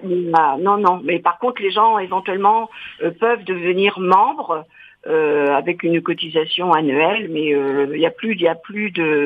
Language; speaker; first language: French; native; French